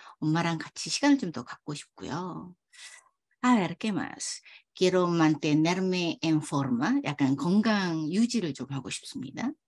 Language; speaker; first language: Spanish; non-native, fluent; Korean